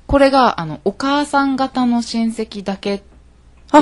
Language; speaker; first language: Japanese; native; Japanese